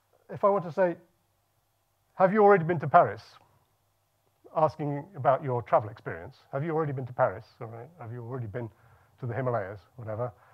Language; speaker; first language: English; native; English